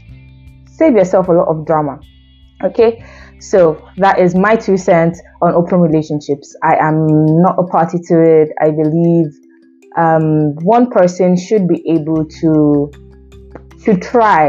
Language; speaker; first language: English; non-native, local second language; Igbo